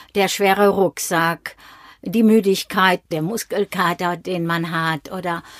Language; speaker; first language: German; native; German